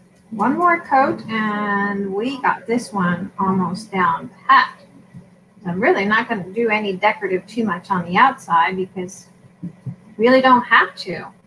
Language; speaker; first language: English; non-native, fluent; Spanish